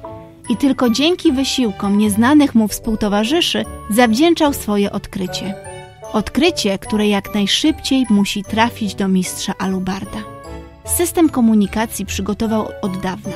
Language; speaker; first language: Polish; native; Polish